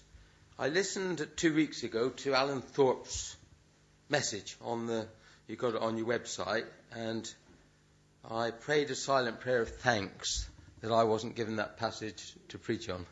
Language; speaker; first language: English; native; English